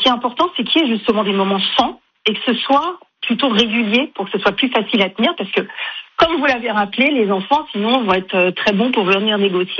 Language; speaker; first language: French; native; French